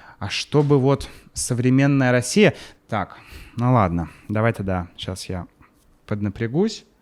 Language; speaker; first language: Russian; native; Russian